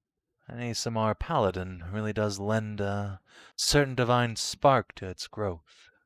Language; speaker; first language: English; native; English